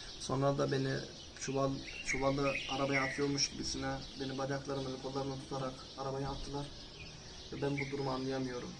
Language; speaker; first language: Turkish; early bilingual, heritage; Turkish